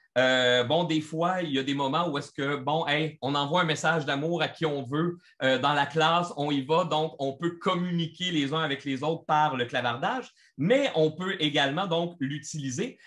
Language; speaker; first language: French; native; French